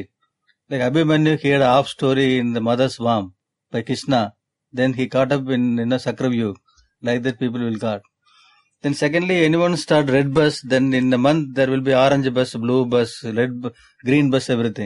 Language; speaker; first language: English; non-native, local second language; Tamil